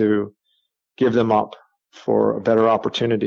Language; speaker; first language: English; native; English